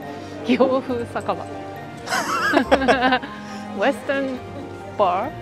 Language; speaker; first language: English; non-native, learner; Japanese